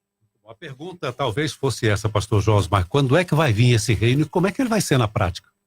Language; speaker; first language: Portuguese; native; Portuguese